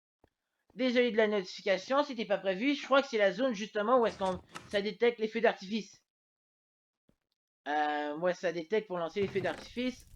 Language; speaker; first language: French; native; French